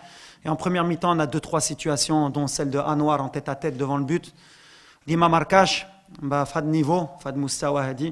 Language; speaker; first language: French; non-native, local second language; Arabic